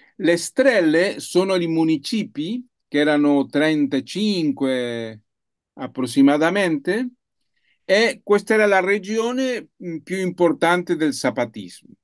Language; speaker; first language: Italian; non-native, learner; Spanish